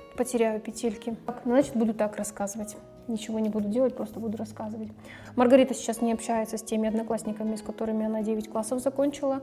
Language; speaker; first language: Russian; native; Russian